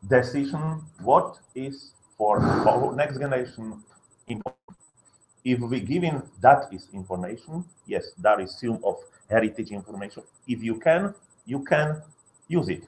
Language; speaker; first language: English; non-native, learner; Slovak